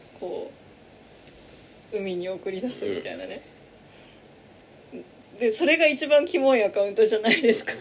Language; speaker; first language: Japanese; native; Japanese